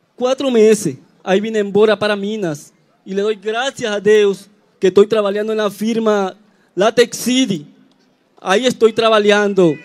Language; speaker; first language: Portuguese; non-native, learner; Spanish